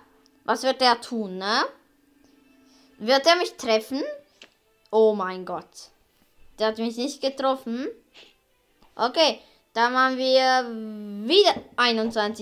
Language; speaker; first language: German; early bilingual, other home language; Hungarian